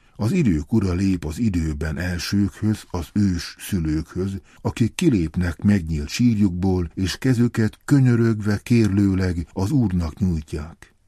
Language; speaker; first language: Hungarian; native; Hungarian